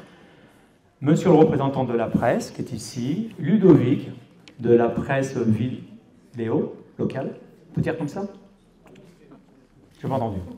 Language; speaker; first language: French; native; French